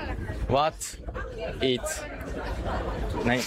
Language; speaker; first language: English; non-native, learner; Japanese